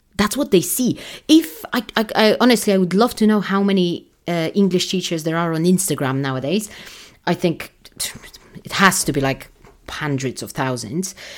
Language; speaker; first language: English; non-native, fluent; Polish